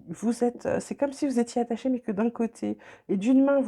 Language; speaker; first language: French; native; French